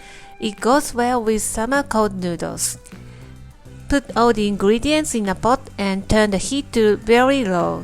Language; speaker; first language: English; non-native, fluent; Japanese